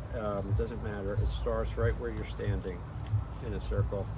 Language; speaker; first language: English; native; English